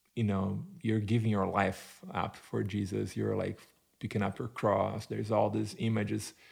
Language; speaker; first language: English; non-native, fluent; Portuguese